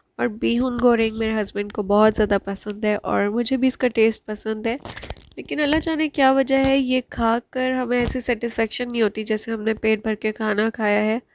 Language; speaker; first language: Urdu; native; Urdu